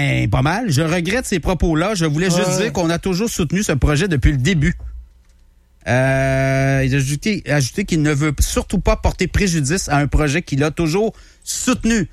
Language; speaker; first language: French; native; French